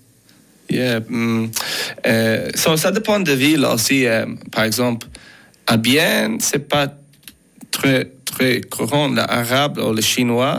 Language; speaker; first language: French; non-native, learner; English